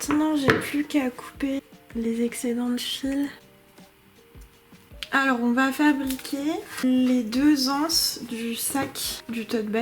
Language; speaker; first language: French; native; French